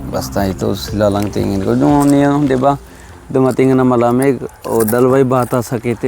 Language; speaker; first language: Filipino; non-native, learner; Punjabi